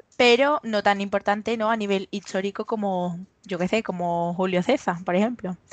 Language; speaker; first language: Spanish; native; Spanish